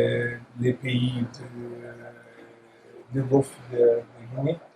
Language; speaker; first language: French; non-native, learner; Portuguese